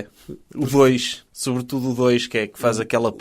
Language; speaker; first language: Portuguese; native; Portuguese